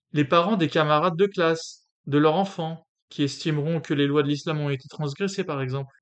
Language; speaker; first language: French; native; French